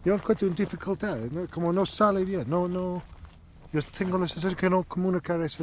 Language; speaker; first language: Spanish; non-native, learner; Greek